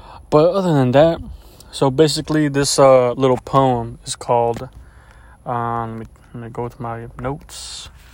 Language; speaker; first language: English; early bilingual, other home language; Spanish